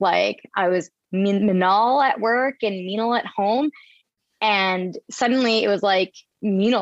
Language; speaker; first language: English; native; English